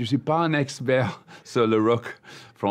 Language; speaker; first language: French; non-native, learner; English